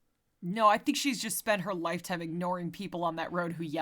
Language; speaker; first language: English; native; English